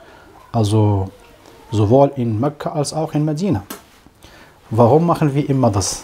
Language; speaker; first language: German; non-native, fluent; Arabic